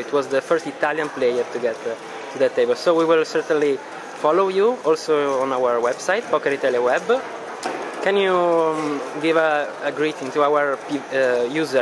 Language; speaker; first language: English; non-native, fluent; Italian